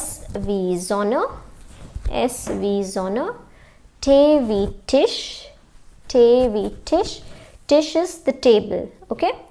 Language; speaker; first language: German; non-native, fluent; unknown